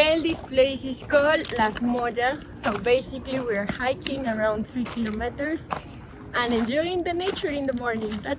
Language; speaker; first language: English; non-native, fluent; Spanish